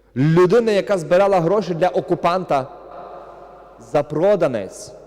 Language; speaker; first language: Ukrainian; native; Ukrainian